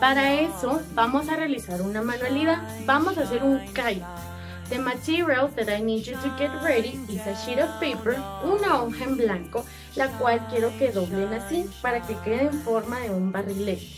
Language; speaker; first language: Spanish; native; Spanish